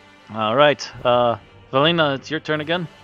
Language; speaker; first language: English; native; English